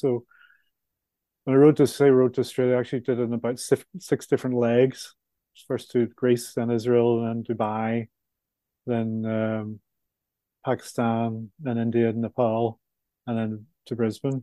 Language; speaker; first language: English; native; English